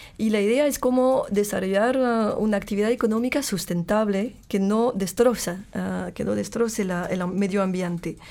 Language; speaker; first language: Spanish; non-native, fluent; French